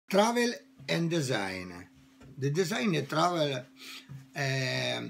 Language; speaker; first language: English; non-native, learner; Italian